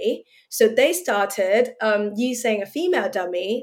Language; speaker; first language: English; non-native, local second language; Cantonese